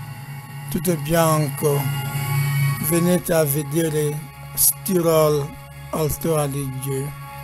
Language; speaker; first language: Italian; non-native, learner; Dyula